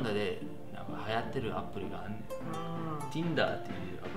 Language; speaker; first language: Japanese; native; Japanese